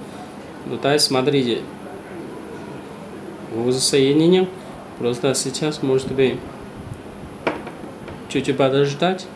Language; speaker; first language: Russian; non-native, learner; Chinese